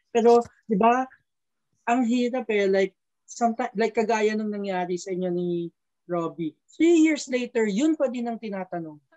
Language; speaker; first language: Filipino; native; Filipino